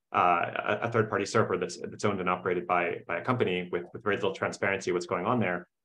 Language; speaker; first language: English; native; English